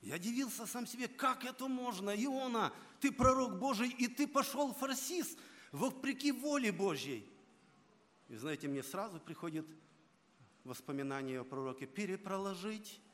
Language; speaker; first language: Russian; non-native, local second language; Ukrainian